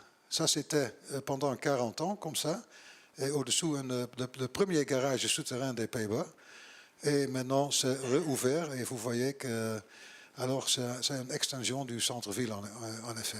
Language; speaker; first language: French; non-native, learner; Dutch